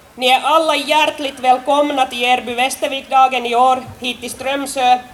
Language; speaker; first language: Swedish; non-native, local second language; Finnish